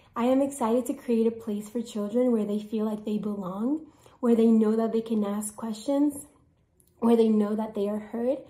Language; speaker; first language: English; non-native, fluent; Spanish